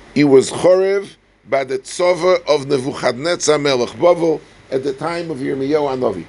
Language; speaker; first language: English; native; English